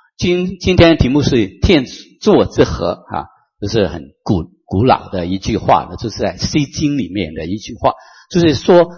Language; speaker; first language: Chinese; non-native, local second language; Cantonese